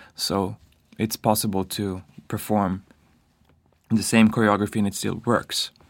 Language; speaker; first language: English; non-native, fluent; Swedish